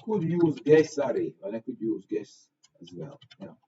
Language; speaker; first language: English; non-native, learner; Latvian